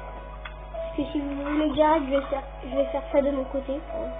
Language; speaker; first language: French; native; French